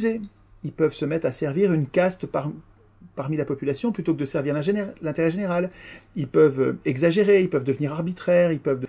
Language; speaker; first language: French; native; French